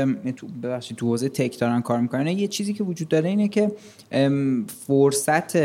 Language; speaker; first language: Persian; native; Persian